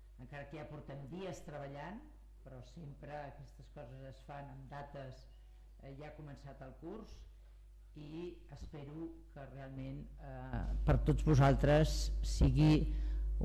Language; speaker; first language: Catalan; native; Catalan